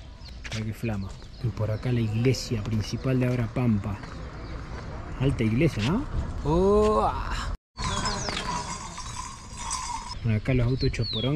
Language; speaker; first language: Spanish; native; Spanish